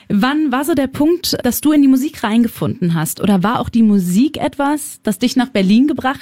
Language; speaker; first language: German; native; German